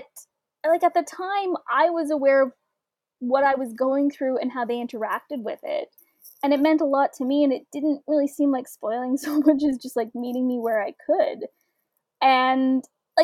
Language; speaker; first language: English; native; English